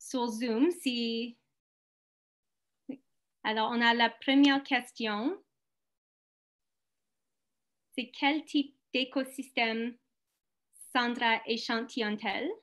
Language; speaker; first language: French; non-native, local second language; English